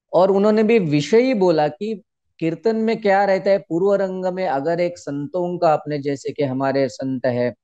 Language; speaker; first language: Hindi; non-native, local second language; Konkani